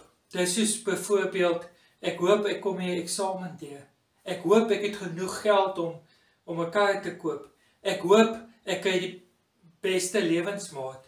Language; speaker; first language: Afrikaans; native; Afrikaans